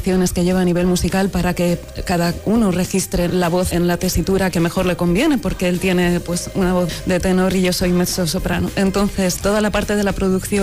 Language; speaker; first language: Spanish; non-native, local second language; Galician